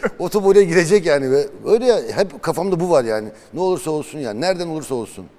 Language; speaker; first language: Turkish; early bilingual, heritage; Turkish